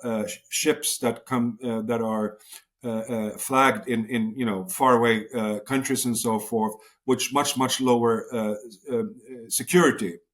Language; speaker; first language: English; non-native, fluent; Swedish